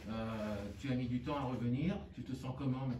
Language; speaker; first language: French; native; French